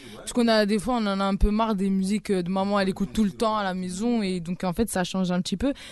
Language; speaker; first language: French; early bilingual, other home language; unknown